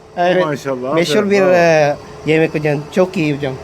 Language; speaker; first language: Turkish; non-native, learner; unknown